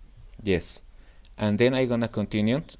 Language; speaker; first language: English; non-native, fluent; Spanish